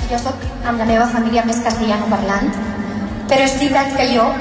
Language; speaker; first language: Catalan; non-native, local second language; Spanish